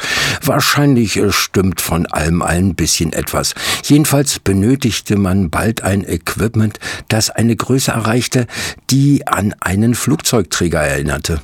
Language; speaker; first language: German; native; German